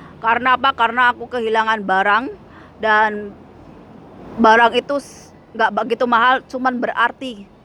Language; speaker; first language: Indonesian; non-native, local second language; Javanese